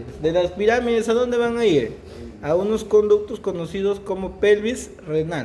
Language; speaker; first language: Spanish; native; Spanish